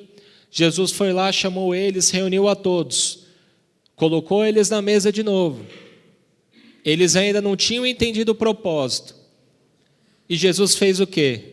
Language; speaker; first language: Portuguese; native; Portuguese